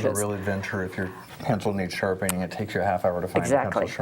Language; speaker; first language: English; native; English